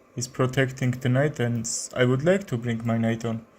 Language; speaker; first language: English; non-native, learner; Armenian